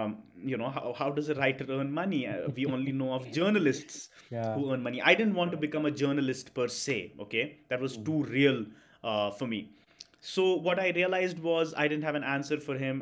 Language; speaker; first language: English; non-native, local second language; Kashmiri